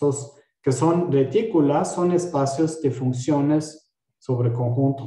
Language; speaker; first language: Spanish; non-native, fluent; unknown